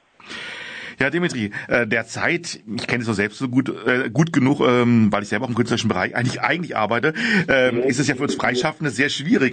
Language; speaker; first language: German; native; German